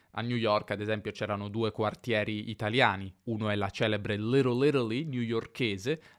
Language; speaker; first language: Italian; native; Italian